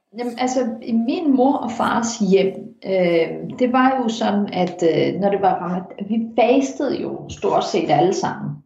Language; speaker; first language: Danish; early bilingual, heritage; Danish